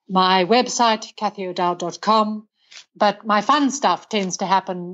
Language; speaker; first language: English; native; English